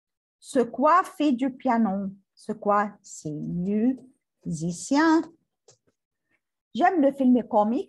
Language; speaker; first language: French; non-native, learner; Arabic